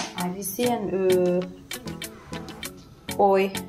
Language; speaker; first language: German; non-native, learner; Thai